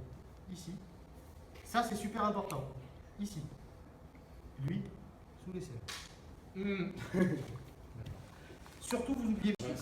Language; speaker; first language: French; native; French